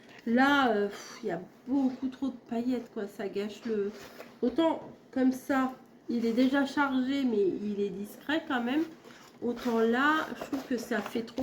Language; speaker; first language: French; native; French